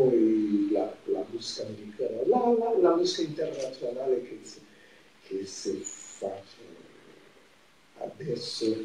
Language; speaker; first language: Italian; non-native, fluent; Portuguese